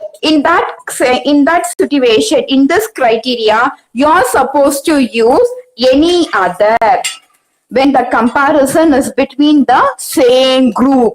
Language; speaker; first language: English; non-native, fluent; Tamil